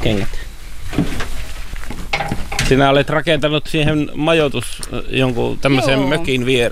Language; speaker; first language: Finnish; native; Finnish